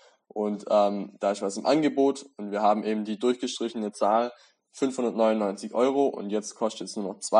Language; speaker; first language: German; native; German